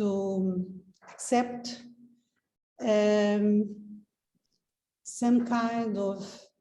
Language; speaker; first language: English; non-native, fluent; Portuguese